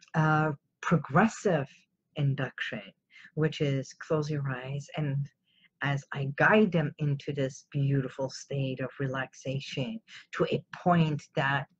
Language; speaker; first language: English; non-native, fluent; Armenian